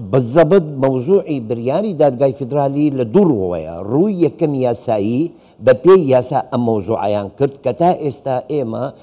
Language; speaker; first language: Central Kurdish; non-native, local second language; Syriac